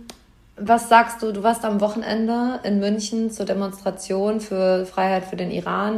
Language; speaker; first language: German; native; German